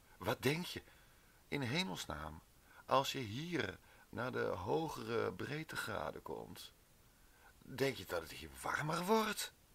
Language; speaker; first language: Dutch; native; Dutch